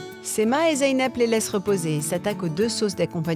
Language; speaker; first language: French; native; French